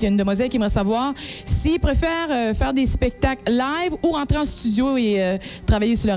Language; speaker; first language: French; native; French